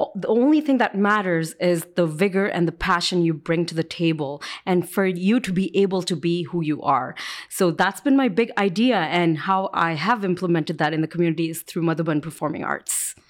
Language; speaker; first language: English; early bilingual, other home language; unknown